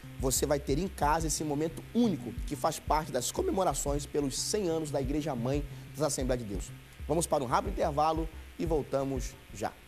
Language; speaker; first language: Portuguese; native; Portuguese